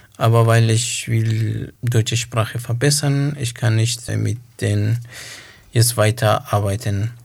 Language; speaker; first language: German; non-native, learner; Kurdish